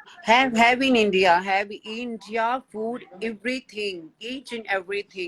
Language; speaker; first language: English; non-native, learner; Hindi